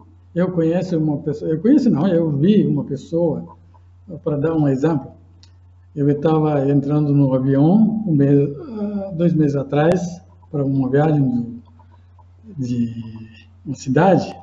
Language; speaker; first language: Portuguese; non-native, fluent; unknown